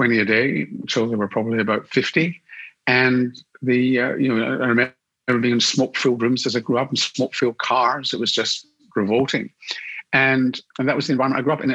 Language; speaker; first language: English; native; English